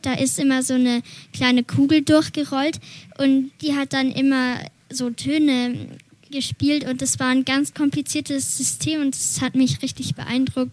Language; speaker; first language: German; native; German